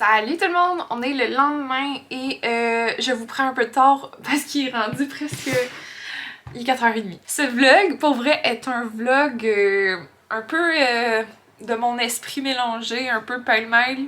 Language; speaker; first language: French; native; French